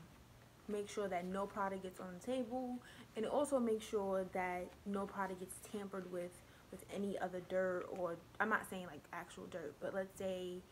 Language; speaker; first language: English; native; English